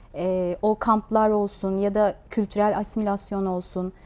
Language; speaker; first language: Turkish; non-native, fluent; Chinese